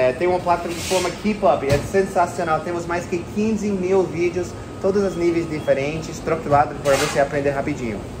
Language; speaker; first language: Portuguese; non-native, fluent; English